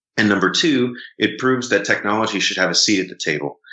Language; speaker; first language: English; native; English